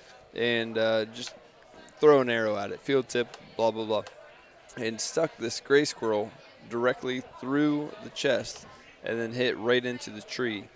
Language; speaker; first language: English; native; English